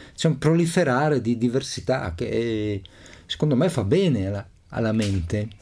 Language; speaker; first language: Italian; non-native, local second language; Friulian